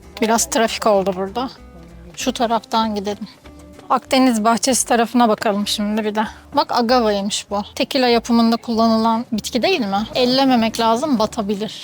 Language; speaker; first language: Turkish; native; Turkish